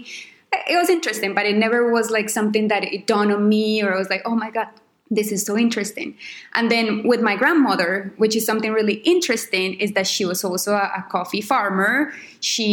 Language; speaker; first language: English; non-native, fluent; Spanish